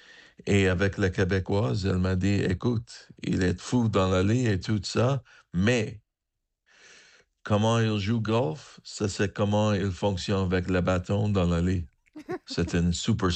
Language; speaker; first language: French; non-native, learner; English